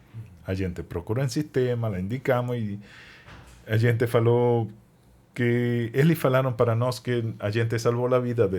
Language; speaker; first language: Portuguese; non-native, learner; Spanish